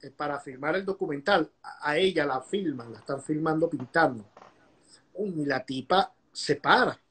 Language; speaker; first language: Spanish; native; Spanish